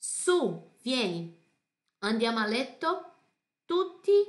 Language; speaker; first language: Italian; non-native, fluent; Portuguese